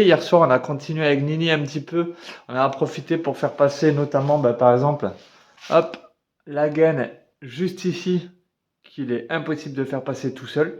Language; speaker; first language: French; native; French